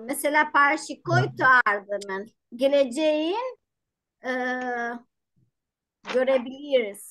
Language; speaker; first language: Turkish; non-native, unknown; Albanian